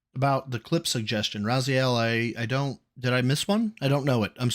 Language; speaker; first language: English; native; English